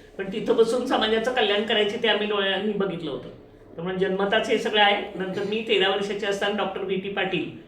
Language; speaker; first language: Marathi; native; Marathi